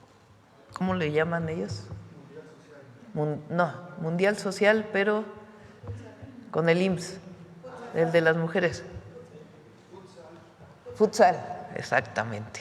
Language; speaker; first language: Spanish; native; Spanish